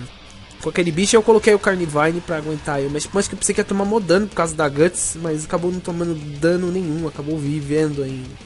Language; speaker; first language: Portuguese; native; Portuguese